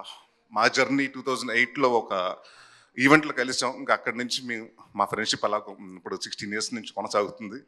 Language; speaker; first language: Telugu; native; Telugu